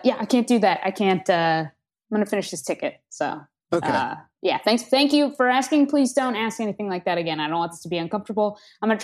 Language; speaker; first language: English; native; English